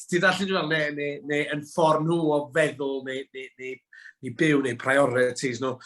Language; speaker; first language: Welsh; native; Welsh